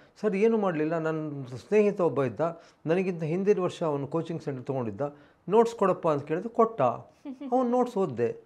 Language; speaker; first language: Kannada; native; Kannada